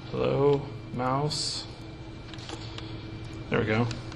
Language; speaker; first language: English; native; English